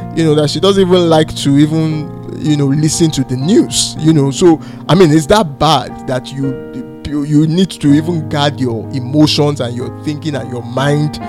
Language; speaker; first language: English; non-native, local second language; Yoruba